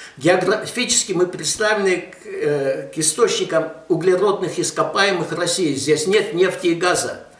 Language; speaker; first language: Russian; non-native, local second language; Armenian